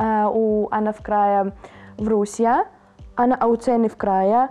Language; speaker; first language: Arabic; non-native, learner; Russian